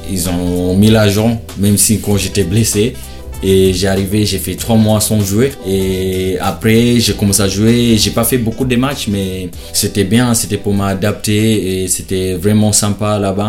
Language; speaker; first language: French; non-native, learner; Shona